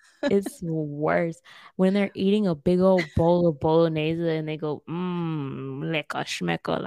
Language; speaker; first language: English; native; English